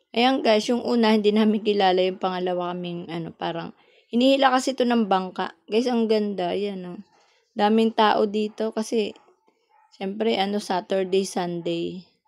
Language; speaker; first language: Filipino; non-native, local second language; Waray